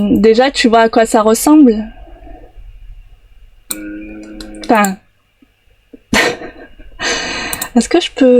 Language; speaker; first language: French; native; French